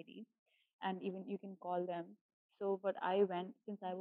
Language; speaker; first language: English; non-native, local second language; Hindi